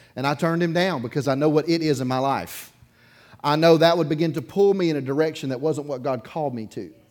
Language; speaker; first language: English; native; English